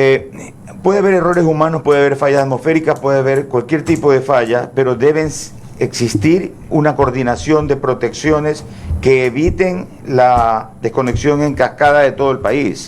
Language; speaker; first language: Spanish; native; Spanish